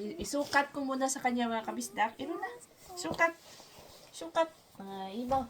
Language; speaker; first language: Filipino; non-native, local second language; Cebuano